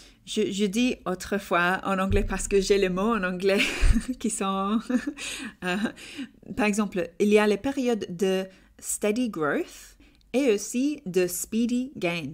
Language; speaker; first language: French; non-native, learner; English